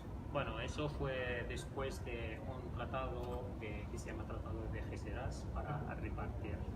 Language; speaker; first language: Spanish; non-native, fluent; Riffian